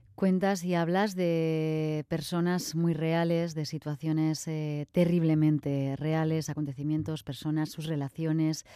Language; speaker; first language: Spanish; native; Spanish